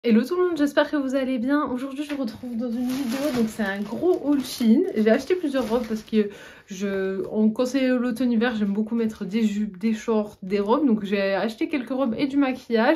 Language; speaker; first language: French; native; French